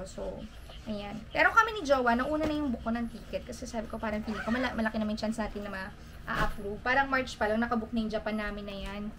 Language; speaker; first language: Filipino; native; Filipino